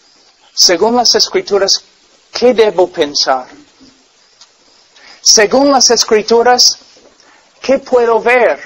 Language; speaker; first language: Spanish; non-native, fluent; English